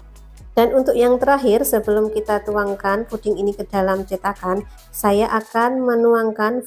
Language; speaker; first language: Indonesian; native; Indonesian